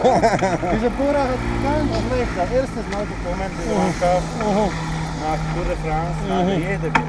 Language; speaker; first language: German; non-native, learner; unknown